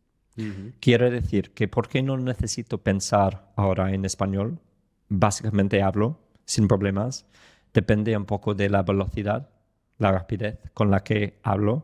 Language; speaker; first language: Spanish; non-native, fluent; English